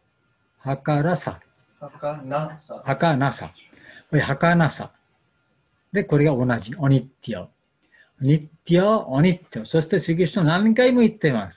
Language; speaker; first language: Japanese; non-native, learner; Bangla